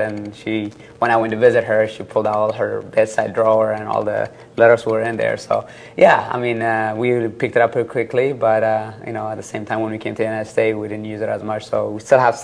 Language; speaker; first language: English; early bilingual, other home language; Tigrinya